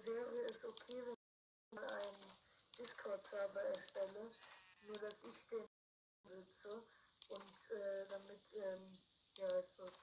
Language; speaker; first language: German; native; German